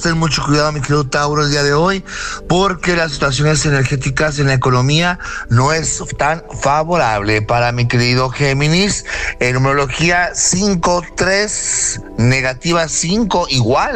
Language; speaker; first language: Spanish; native; Spanish